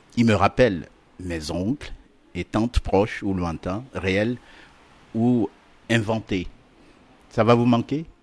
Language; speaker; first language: French; native; French